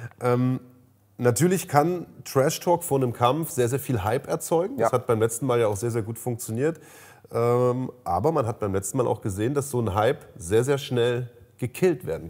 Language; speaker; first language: German; native; German